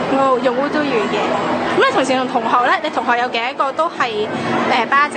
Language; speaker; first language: Cantonese; native; Cantonese